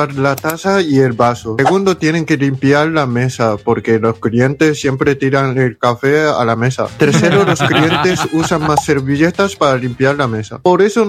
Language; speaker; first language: Spanish; non-native, fluent; Japanese